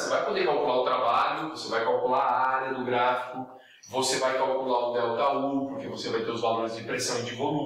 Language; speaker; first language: Portuguese; native; Portuguese